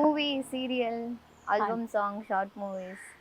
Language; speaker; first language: Telugu; non-native, learner; Kannada